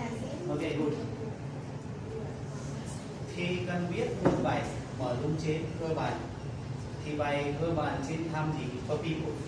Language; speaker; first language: Vietnamese; non-native, learner; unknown